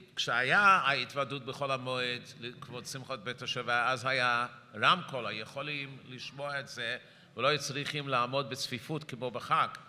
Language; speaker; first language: Hebrew; early bilingual, heritage; Yiddish